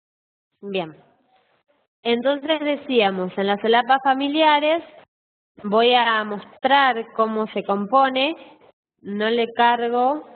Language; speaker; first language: Spanish; native; Spanish